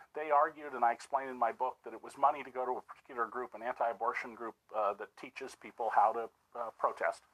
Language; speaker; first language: English; native; English